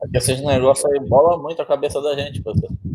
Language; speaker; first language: Portuguese; native; Portuguese